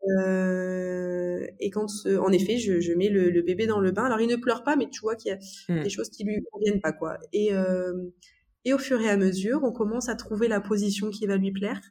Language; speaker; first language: French; native; French